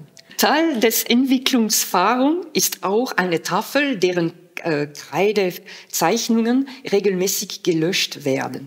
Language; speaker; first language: German; non-native, fluent; French